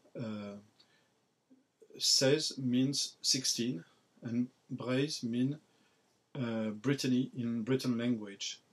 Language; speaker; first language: English; non-native, learner; French